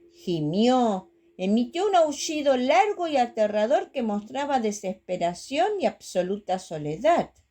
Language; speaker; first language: Spanish; native; Spanish